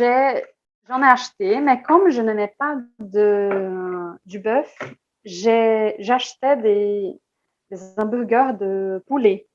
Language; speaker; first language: French; non-native, fluent; Portuguese